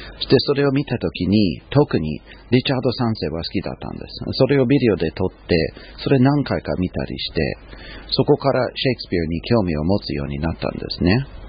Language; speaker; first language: Japanese; non-native, fluent; English